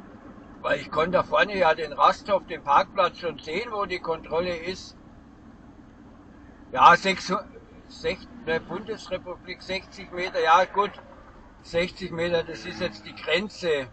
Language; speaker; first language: German; native; German